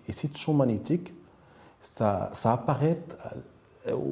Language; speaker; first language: French; non-native, local second language; Arabic